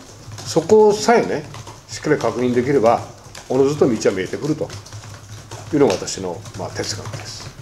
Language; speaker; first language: Japanese; native; Japanese